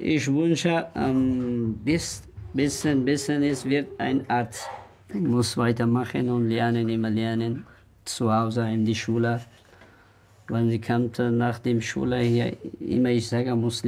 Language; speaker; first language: German; non-native, learner; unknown